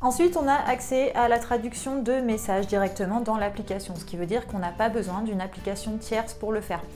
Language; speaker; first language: French; native; French